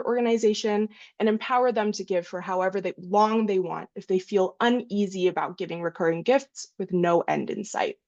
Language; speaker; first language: English; native; English